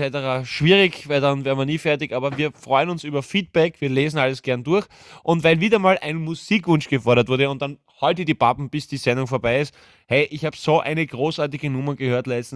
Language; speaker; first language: German; native; German